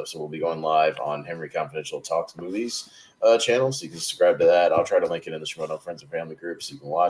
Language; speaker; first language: English; native; English